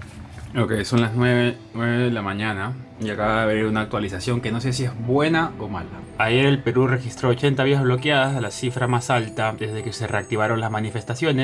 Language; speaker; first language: Spanish; native; Spanish